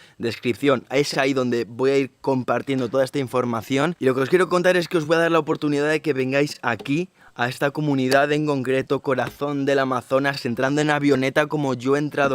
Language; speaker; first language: Spanish; native; Spanish